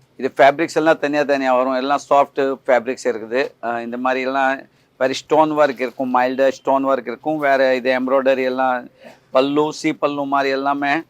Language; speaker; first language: Tamil; non-native, learner; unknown